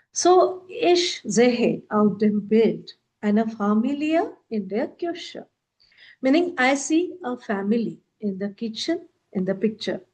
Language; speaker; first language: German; non-native, fluent; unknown